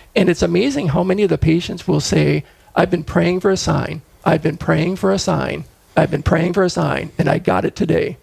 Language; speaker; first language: English; native; English